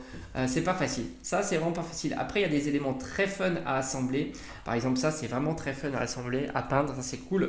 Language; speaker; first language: French; native; French